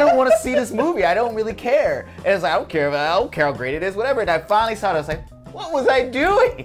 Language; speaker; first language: English; native; English